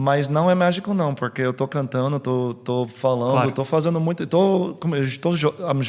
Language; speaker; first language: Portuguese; early bilingual, heritage; English